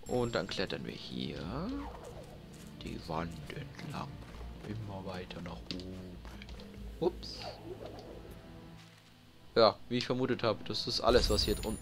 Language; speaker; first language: German; native; German